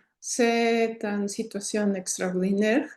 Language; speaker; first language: French; non-native, learner; Spanish